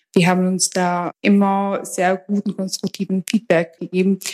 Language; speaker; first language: German; early bilingual, other home language; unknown